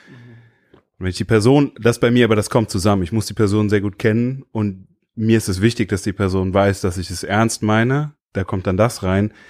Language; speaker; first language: German; native; German